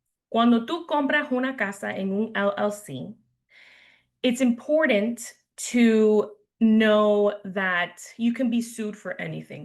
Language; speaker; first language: Spanish; early bilingual, heritage; English